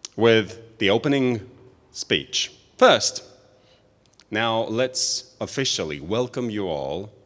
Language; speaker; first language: English; non-native, fluent; Latvian